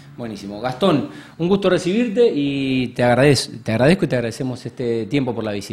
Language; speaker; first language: Spanish; native; Spanish